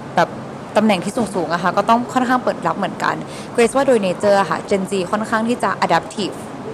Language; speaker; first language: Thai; early bilingual, heritage; Thai